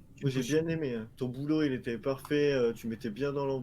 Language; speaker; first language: French; native; French